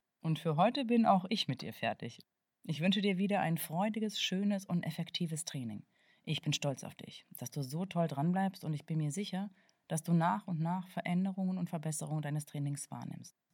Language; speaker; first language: German; native; German